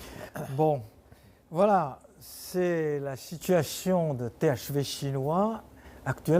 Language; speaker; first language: French; non-native, fluent; Chinese